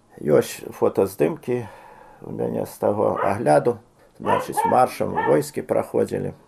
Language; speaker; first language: Belarusian; native; Belarusian